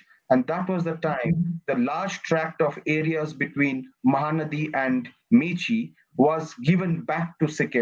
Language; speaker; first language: English; non-native, local second language; Nepali